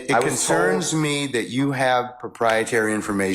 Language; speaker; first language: English; native; English